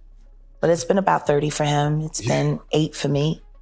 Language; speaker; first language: English; native; English